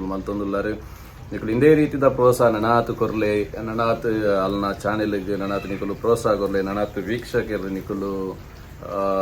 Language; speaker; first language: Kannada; non-native, local second language; Tulu